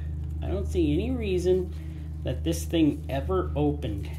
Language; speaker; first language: English; native; English